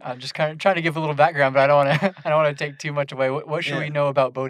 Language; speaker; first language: English; native; English